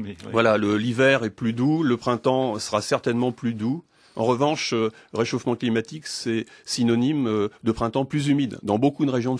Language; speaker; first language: French; native; French